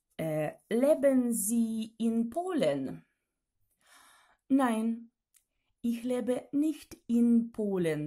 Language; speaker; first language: German; non-native, fluent; Ukrainian